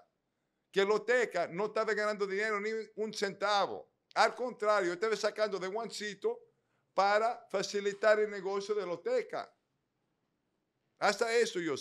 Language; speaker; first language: Spanish; native; Spanish